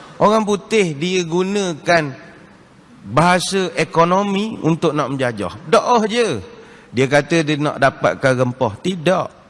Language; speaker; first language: Malay; native; Malay